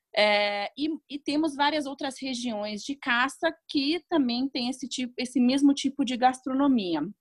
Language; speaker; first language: Portuguese; non-native, fluent; Hungarian